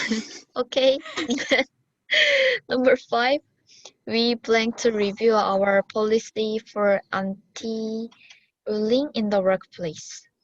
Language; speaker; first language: English; non-native, learner; Korean